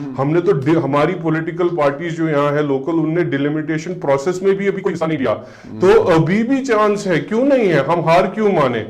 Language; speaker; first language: Urdu; non-native, local second language; Kashmiri